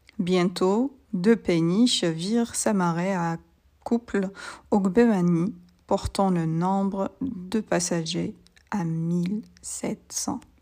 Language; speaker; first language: French; non-native, local second language; Arabic